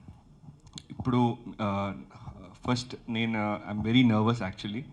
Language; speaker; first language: Telugu; early bilingual, heritage; Telugu